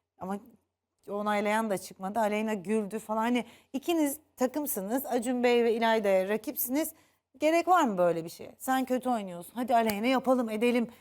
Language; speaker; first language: Turkish; native; Turkish